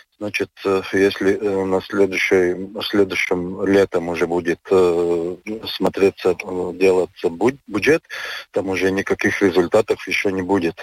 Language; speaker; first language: Russian; non-native, local second language; Latvian